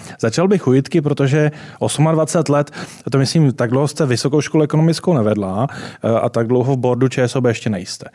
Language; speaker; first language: Czech; native; Czech